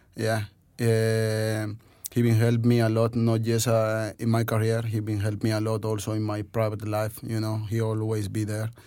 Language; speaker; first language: English; non-native, fluent; Spanish